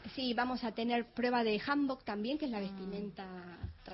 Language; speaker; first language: Spanish; native; Spanish